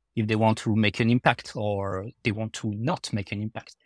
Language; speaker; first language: English; non-native, fluent; French